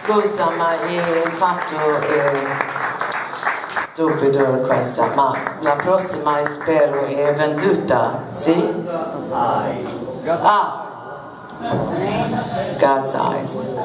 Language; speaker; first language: Italian; non-native, learner; Swedish